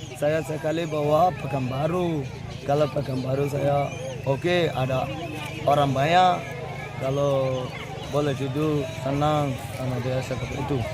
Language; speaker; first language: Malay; non-native, learner; Rohingya